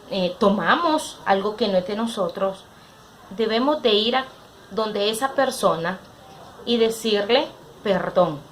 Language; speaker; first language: Spanish; native; Spanish